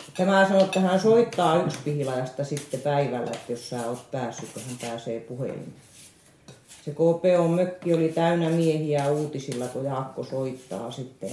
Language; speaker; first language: Finnish; native; Finnish